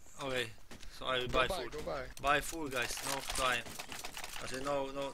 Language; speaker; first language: English; non-native, learner; Polish